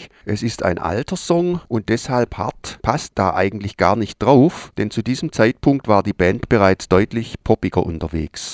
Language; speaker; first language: German; native; German